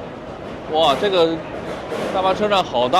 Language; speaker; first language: Chinese; native; Chinese